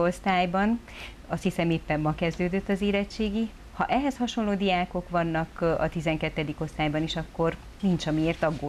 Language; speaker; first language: Hungarian; native; Hungarian